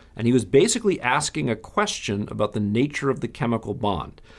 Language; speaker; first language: English; native; English